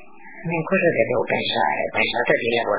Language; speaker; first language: Italian; non-native, local second language; Friulian